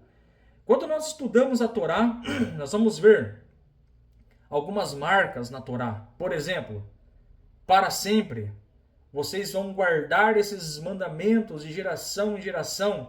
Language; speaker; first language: Portuguese; native; Portuguese